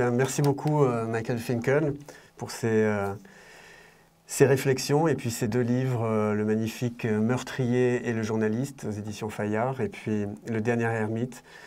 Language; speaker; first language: French; native; French